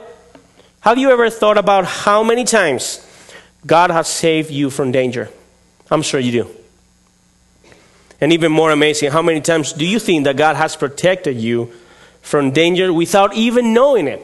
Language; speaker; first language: English; non-native, fluent; Spanish